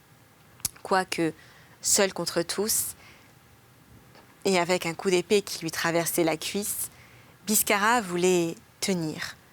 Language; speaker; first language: French; native; French